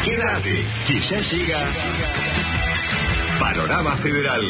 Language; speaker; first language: Spanish; native; Spanish